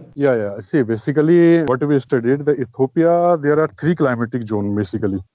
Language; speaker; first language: English; non-native, local second language; Hindi